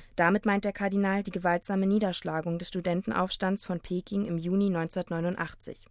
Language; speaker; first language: German; native; German